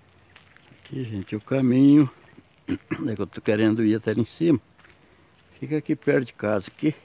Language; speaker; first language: Portuguese; native; Portuguese